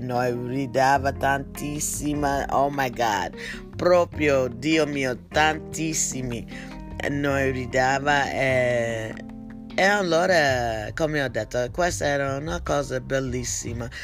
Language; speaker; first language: Italian; non-native, learner; English